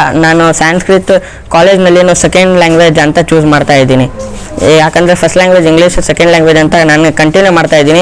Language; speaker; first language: Kannada; non-native, local second language; Urdu